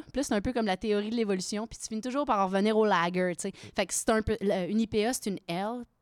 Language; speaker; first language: French; native; French